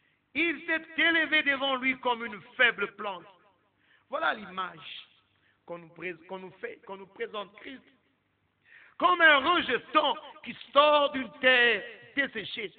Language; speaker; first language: French; non-native, local second language; Lingala